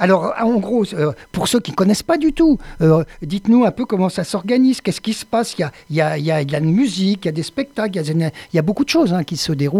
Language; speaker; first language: French; native; French